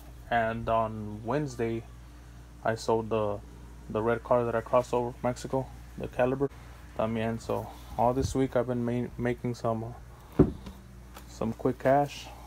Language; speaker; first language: English; early bilingual, other home language; Spanish